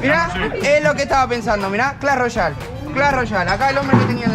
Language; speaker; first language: Spanish; native; Spanish